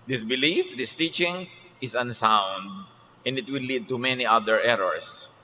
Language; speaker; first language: English; non-native, local second language; Filipino